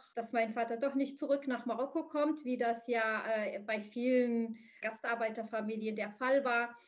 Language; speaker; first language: German; early bilingual, other home language; Arabic